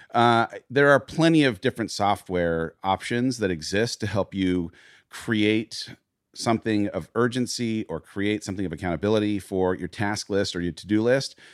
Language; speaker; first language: English; native; English